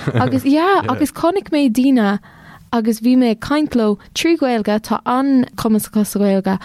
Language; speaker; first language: Irish; non-native, local second language; English